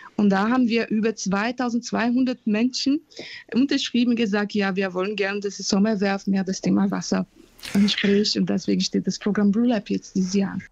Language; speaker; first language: German; non-native, fluent; Portuguese